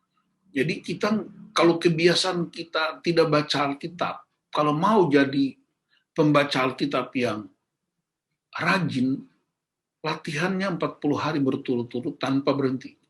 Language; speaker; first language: Indonesian; native; Indonesian